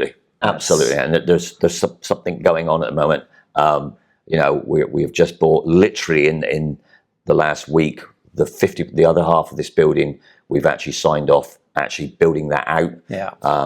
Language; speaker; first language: English; native; English